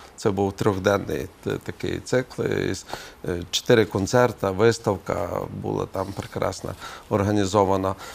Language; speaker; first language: Ukrainian; non-native, local second language; Hungarian